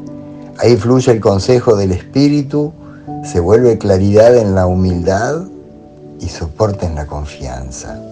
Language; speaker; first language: Spanish; native; Spanish